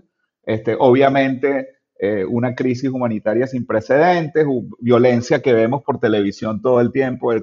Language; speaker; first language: Spanish; native; Spanish